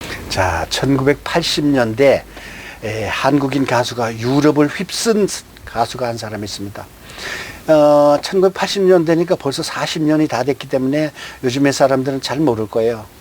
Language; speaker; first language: Korean; native; Korean